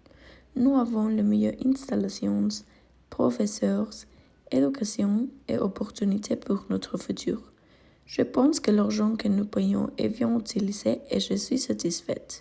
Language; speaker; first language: French; non-native, learner; Spanish